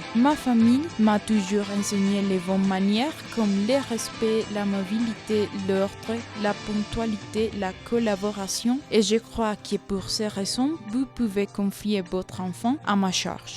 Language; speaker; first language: French; non-native, learner; Spanish